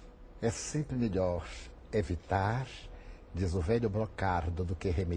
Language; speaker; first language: Portuguese; native; Portuguese